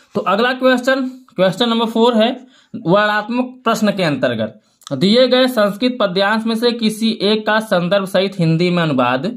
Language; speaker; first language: Hindi; native; Hindi